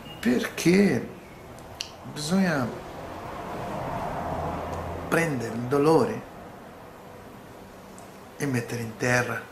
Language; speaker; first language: Italian; non-native, learner; Portuguese